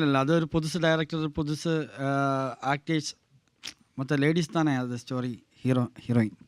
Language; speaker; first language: Tamil; non-native, learner; Malayalam